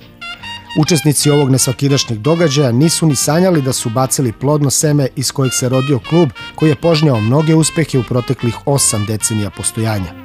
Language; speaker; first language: Serbian; native; Serbian